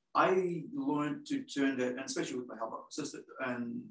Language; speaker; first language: English; native; English